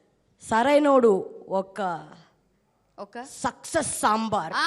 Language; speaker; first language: Telugu; non-native, learner; Tamil